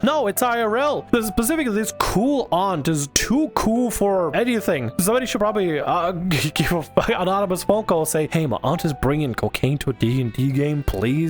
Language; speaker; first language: English; native; English